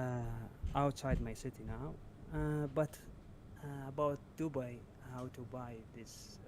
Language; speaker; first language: English; non-native, learner; Arabic